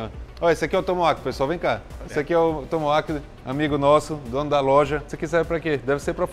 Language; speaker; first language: Portuguese; native; Portuguese